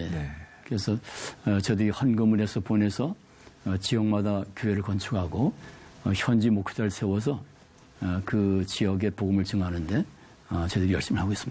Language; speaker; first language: Korean; native; Korean